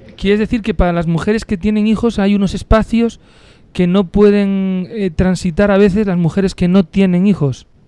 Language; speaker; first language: Spanish; native; Spanish